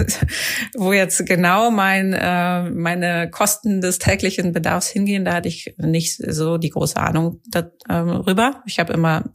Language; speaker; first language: German; native; German